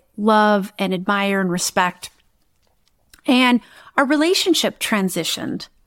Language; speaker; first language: English; native; English